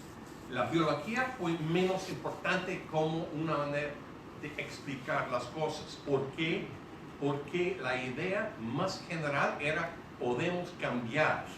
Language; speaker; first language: Spanish; non-native, fluent; English